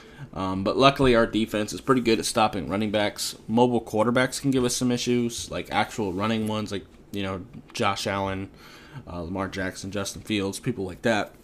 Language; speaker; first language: English; native; English